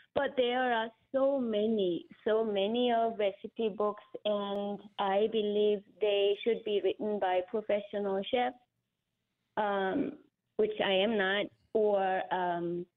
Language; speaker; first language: English; non-native, fluent; Korean